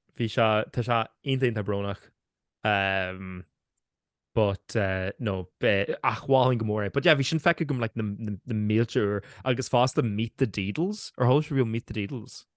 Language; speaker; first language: Irish; native; Irish